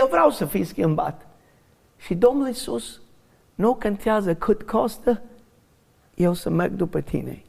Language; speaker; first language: Romanian; non-native, learner; English